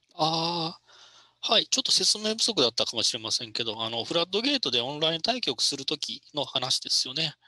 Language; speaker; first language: Japanese; native; Japanese